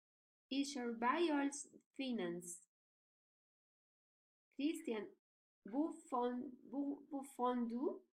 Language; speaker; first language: German; non-native, learner; Spanish